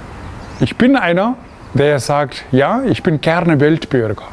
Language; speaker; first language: German; non-native, fluent; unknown